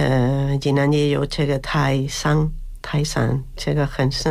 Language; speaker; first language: Chinese; non-native, learner; Spanish